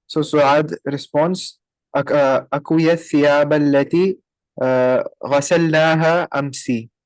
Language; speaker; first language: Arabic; non-native, learner; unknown